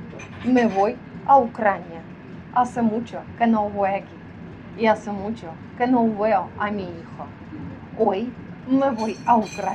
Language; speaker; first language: Spanish; non-native, learner; Ukrainian